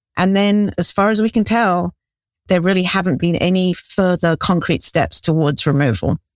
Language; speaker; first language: English; native; English